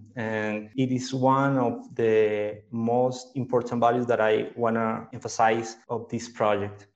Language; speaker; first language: English; non-native, fluent; Spanish